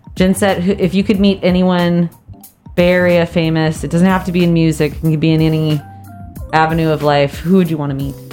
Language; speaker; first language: English; native; English